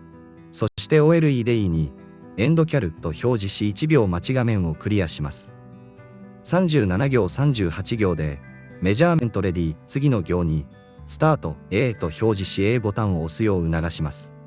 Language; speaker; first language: Japanese; native; Japanese